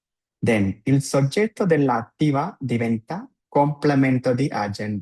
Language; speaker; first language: Italian; non-native, fluent; Tamil